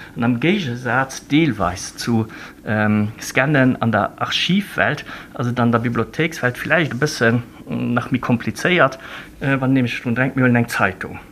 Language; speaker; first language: Luxembourgish; native; Luxembourgish